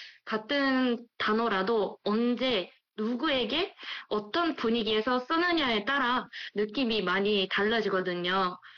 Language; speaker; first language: Korean; non-native, fluent; Japanese